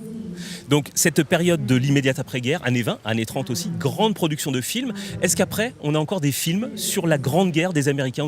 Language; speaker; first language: French; native; French